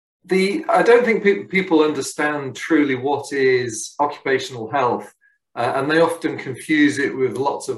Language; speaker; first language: English; native; English